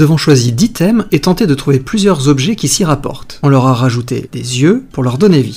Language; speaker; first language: French; native; French